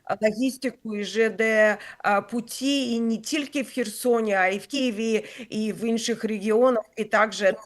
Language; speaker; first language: Ukrainian; non-native, local second language; Russian